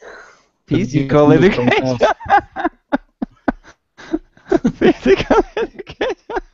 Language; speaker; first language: English; non-native, learner; Italian